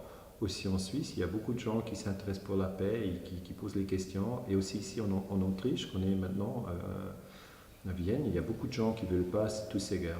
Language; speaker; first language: French; non-native, fluent; German